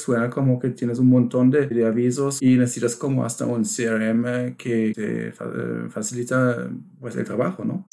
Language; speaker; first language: Spanish; non-native, fluent; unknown